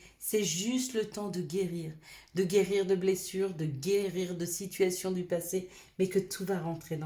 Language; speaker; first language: French; native; French